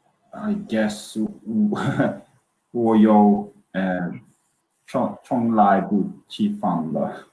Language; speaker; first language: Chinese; non-native, learner; English